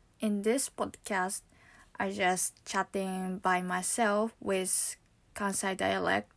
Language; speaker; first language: English; non-native, learner; Japanese